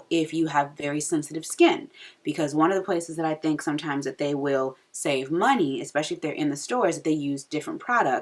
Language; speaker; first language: English; native; English